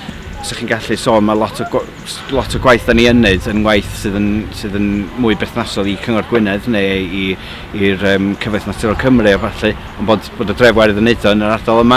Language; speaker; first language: Welsh; native; Welsh